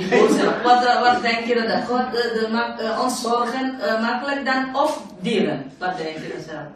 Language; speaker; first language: Dutch; non-native, learner; Indonesian